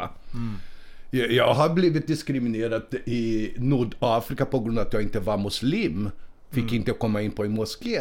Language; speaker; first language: Swedish; non-native, fluent; Portuguese